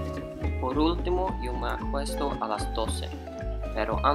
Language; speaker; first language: Spanish; non-native, learner; English